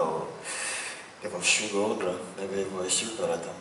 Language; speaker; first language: Swedish; non-native, fluent; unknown